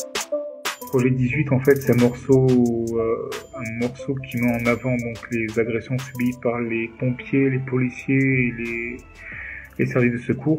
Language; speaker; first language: French; native; French